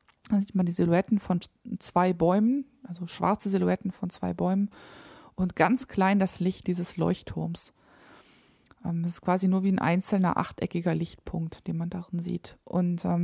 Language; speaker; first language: German; native; German